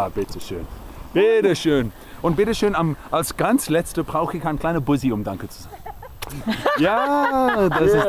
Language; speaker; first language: German; non-native, fluent; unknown